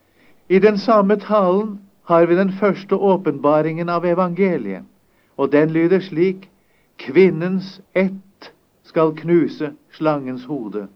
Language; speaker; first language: Norwegian; native; Norwegian